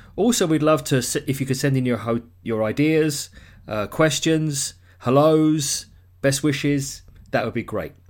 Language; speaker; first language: English; native; English